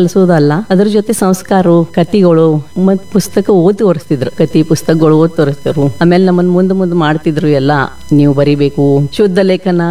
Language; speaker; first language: Kannada; non-native, local second language; Marathi